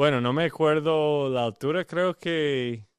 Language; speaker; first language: Spanish; non-native, learner; English